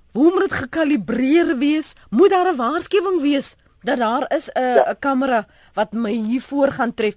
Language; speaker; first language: Afrikaans; native; Afrikaans